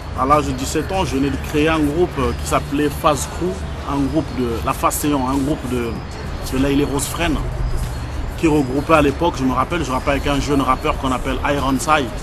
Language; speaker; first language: French; early bilingual, other home language; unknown